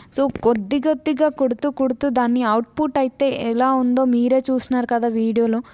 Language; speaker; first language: Telugu; non-native, local second language; Lambadi